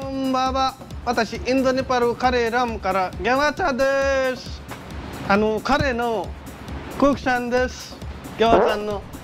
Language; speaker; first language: Japanese; non-native, learner; Nepali